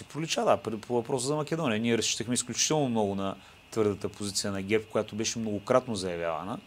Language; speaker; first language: Bulgarian; native; Bulgarian